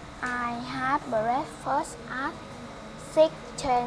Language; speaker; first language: English; non-native, learner; Vietnamese